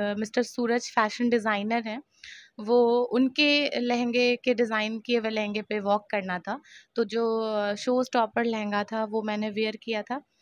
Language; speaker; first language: Hindi; native; Hindi